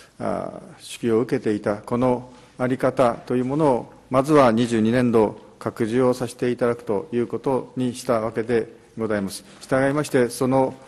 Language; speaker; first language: Japanese; native; Japanese